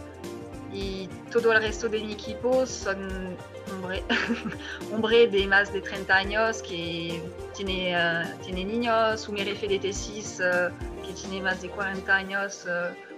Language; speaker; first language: Spanish; non-native, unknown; French